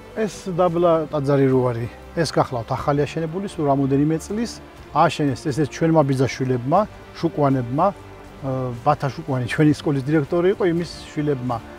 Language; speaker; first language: Georgian; non-native, local second language; Svan